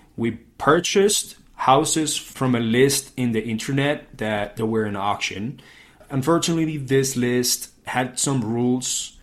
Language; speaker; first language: English; early bilingual, other home language; Spanish